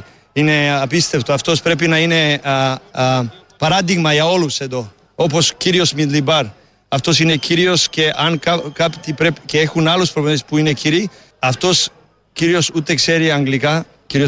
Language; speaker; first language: Greek; non-native, learner; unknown